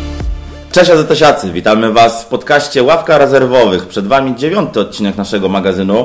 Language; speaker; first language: Polish; native; Polish